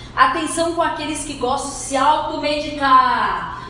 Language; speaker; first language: Portuguese; native; Portuguese